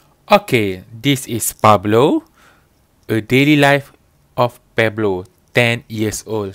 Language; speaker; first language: English; non-native, local second language; Malay